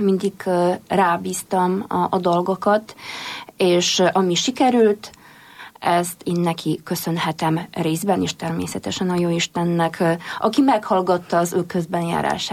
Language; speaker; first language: Hungarian; non-native, fluent; Polish